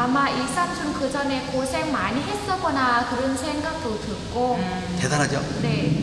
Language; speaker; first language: Korean; non-native, learner; Vietnamese